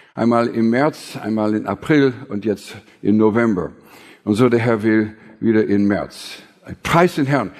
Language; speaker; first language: German; non-native, fluent; English